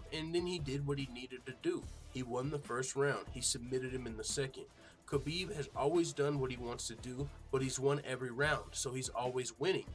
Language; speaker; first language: English; native; English